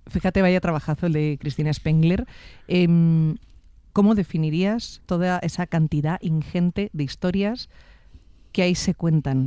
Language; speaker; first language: Spanish; native; Spanish